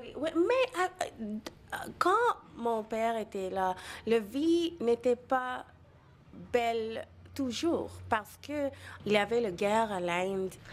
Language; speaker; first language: French; non-native, local second language; Bangla